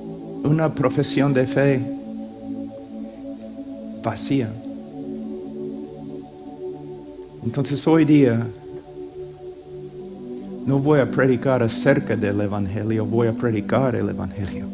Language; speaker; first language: Spanish; non-native, fluent; English